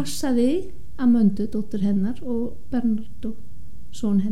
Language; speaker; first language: Icelandic; non-native, fluent; German